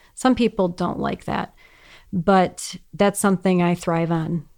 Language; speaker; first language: English; native; English